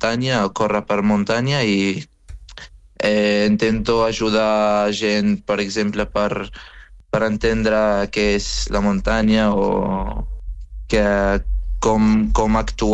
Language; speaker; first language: Catalan; non-native, fluent; Arabic